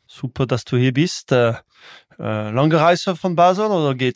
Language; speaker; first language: German; non-native, local second language; French